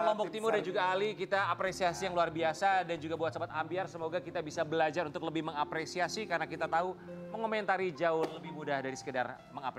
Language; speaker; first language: Indonesian; native; Indonesian